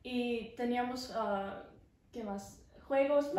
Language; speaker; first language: Spanish; early bilingual, heritage; Spanish